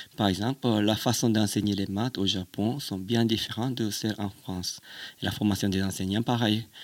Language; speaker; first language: French; non-native, fluent; Japanese